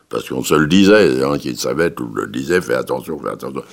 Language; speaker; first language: French; native; French